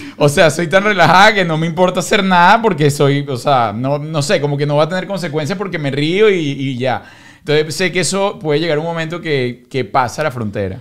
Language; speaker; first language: Spanish; native; Spanish